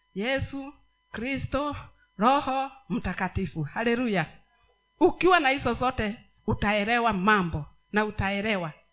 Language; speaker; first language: Swahili; non-native, local second language; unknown